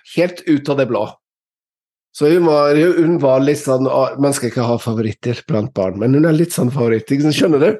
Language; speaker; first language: Norwegian; non-native, fluent; English